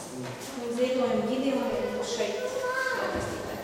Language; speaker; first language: Latvian; non-native, local second language; Russian